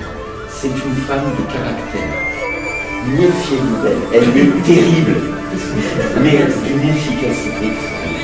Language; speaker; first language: French; native; French